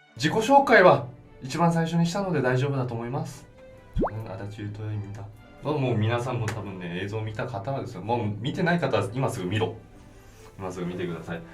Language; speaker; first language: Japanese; native; Japanese